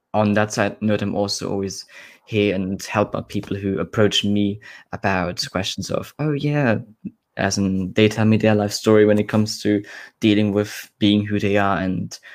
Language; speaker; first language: English; non-native, fluent; German